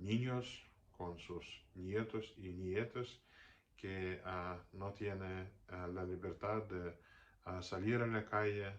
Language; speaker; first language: Spanish; non-native, fluent; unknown